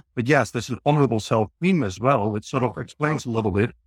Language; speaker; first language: English; non-native, fluent; Dutch